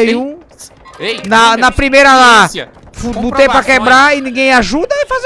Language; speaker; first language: Portuguese; native; Portuguese